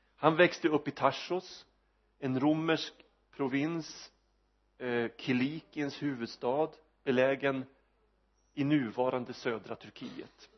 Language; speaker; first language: Swedish; native; Swedish